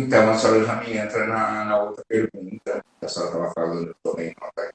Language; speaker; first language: Portuguese; native; Portuguese